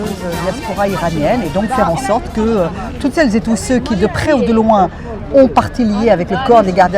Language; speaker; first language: French; native; French